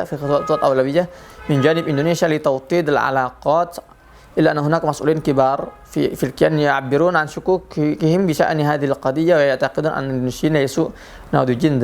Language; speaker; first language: Arabic; non-native, fluent; Indonesian